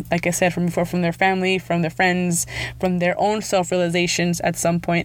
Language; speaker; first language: English; early bilingual, other home language; Spanish